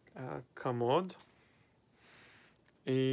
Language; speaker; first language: Russian; non-native, learner; English